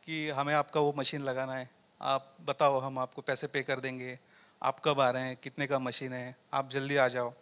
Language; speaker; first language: Hindi; non-native, local second language; Marathi